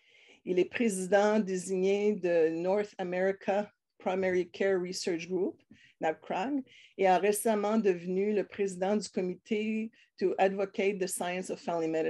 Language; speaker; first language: French; native; French